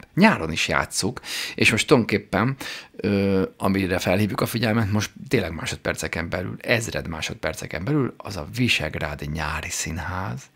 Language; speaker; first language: Hungarian; native; Hungarian